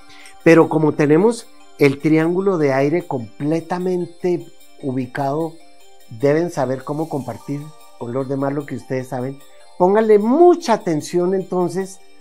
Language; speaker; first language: Spanish; native; Spanish